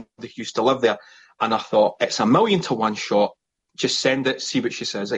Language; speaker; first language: English; native; English